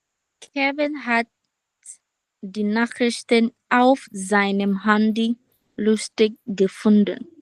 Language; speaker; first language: German; non-native, learner; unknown